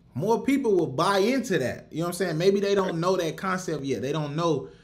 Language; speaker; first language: English; native; English